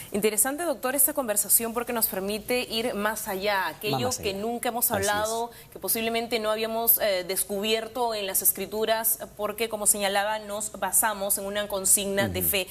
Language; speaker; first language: Spanish; native; Spanish